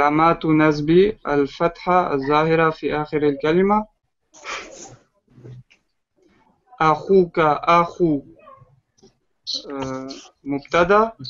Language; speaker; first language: Arabic; non-native, learner; French